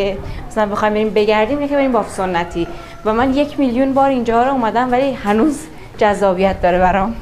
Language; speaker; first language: Persian; native; Persian